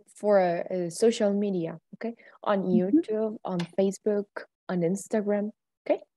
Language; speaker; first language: English; non-native, fluent; Spanish